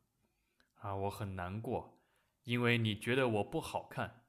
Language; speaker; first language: Chinese; non-native, learner; English